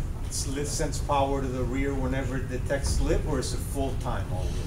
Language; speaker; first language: English; native; English